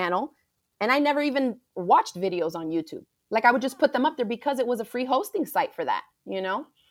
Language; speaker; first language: English; native; English